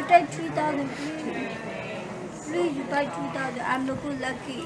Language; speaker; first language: English; non-native, learner; Burmese